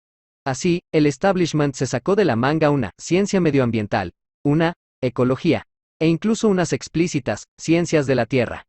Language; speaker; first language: Spanish; native; Spanish